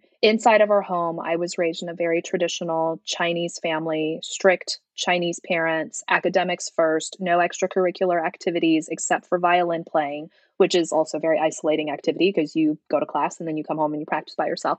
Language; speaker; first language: English; early bilingual, other home language; Chinese